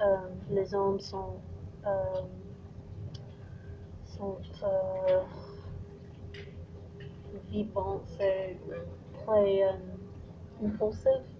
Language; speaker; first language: French; non-native, learner; English